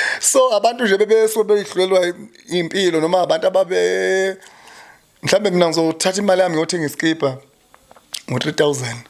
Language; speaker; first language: Zulu; native; Zulu